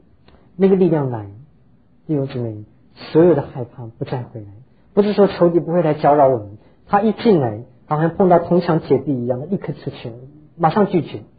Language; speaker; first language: Chinese; native; Chinese